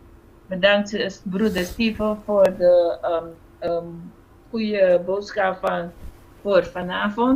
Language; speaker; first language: Dutch; non-native, fluent; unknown